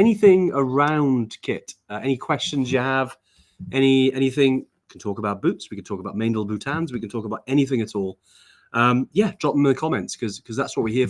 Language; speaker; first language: English; native; English